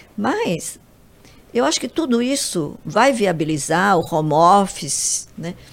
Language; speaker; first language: Portuguese; early bilingual, other home language; Japanese